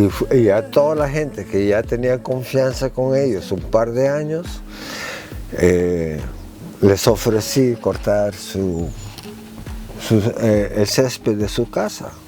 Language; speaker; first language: Spanish; early bilingual, heritage; Spanish